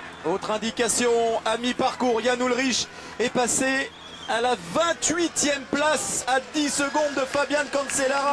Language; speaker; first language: French; native; French